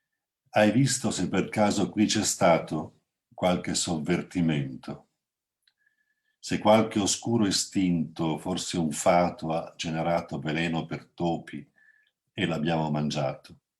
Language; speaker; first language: Italian; native; Italian